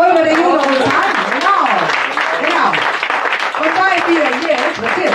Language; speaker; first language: German; native; German